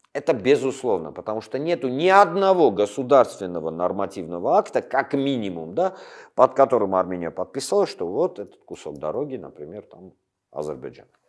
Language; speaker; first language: Russian; non-native, local second language; Armenian